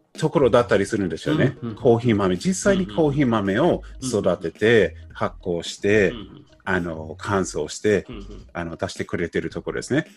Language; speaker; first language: Japanese; non-native, fluent; English